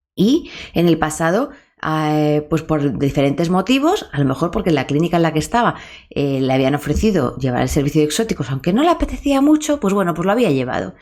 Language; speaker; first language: Spanish; native; Spanish